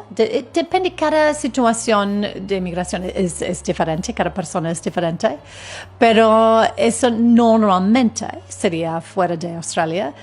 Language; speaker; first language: Spanish; non-native, fluent; English